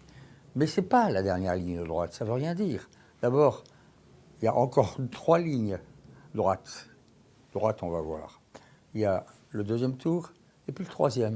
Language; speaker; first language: French; native; French